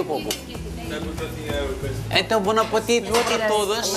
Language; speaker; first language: Portuguese; non-native, fluent; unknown